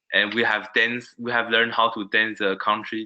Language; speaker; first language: English; non-native, learner; Chinese